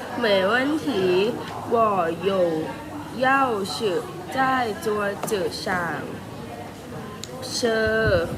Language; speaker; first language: Chinese; non-native, learner; Thai